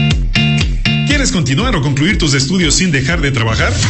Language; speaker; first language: Spanish; native; Spanish